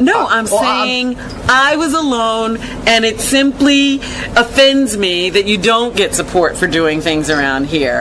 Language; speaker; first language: English; native; English